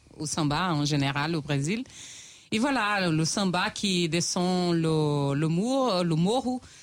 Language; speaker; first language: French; non-native, fluent; Portuguese